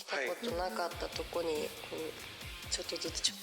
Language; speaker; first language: Japanese; native; Japanese